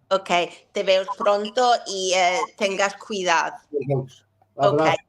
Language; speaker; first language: Spanish; non-native, learner; English